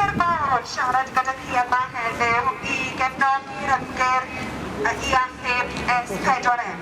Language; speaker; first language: Welsh; non-native, local second language; English